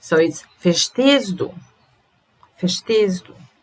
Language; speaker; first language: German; non-native, fluent; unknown